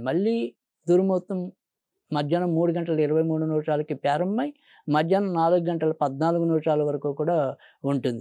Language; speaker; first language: Telugu; native; Telugu